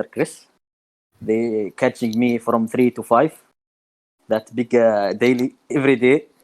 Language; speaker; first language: English; non-native, learner; Arabic